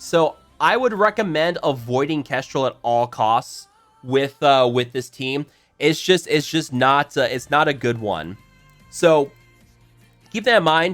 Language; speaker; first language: English; native; English